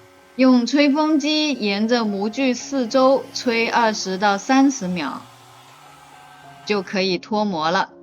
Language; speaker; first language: Chinese; native; Chinese